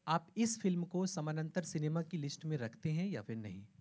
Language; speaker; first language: Hindi; native; Hindi